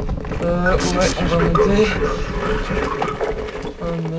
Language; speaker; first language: French; native; French